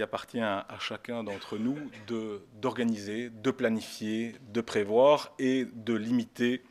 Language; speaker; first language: French; native; French